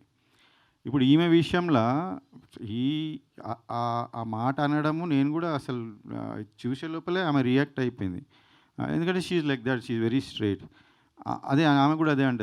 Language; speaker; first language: Telugu; native; Telugu